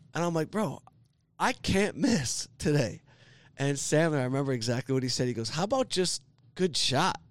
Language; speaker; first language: English; native; English